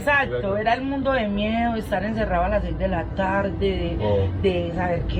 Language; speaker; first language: Spanish; native; Spanish